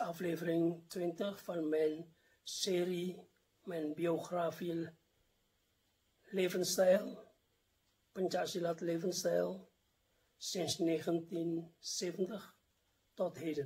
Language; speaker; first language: Dutch; non-native, fluent; Indonesian